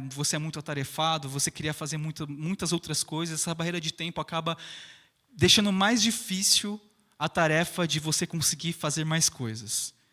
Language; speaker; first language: Portuguese; early bilingual, other home language; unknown